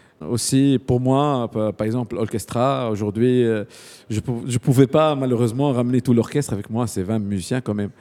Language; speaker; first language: French; non-native, local second language; Arabic